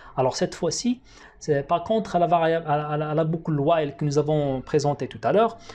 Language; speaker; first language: French; non-native, local second language; Arabic